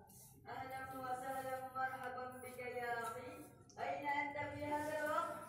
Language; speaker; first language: Arabic; non-native, learner; Urdu